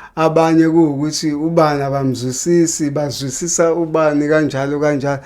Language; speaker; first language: Zulu; native; Zulu